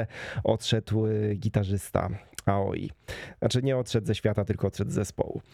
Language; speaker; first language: Polish; native; Polish